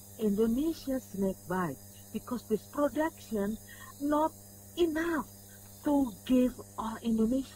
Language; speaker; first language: English; non-native, learner; Indonesian